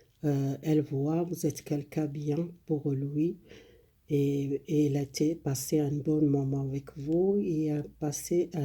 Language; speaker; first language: French; non-native, learner; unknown